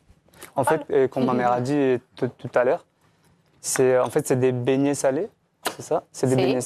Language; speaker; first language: French; native; French